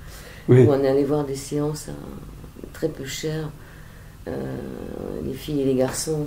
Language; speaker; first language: French; native; French